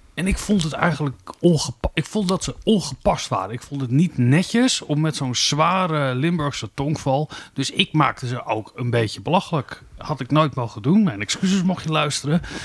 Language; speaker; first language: Dutch; native; Dutch